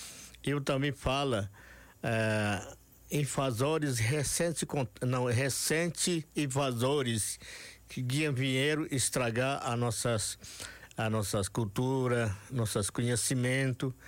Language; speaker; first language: Portuguese; non-native, local second language; Yanomámi